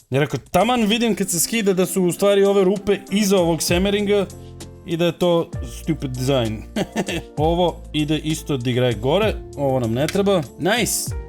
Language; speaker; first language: Croatian; early bilingual, heritage; Serbian